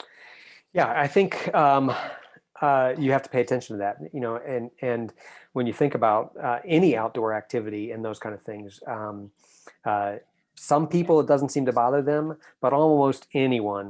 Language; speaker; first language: English; native; English